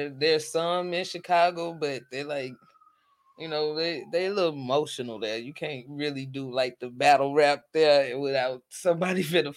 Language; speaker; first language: English; native; English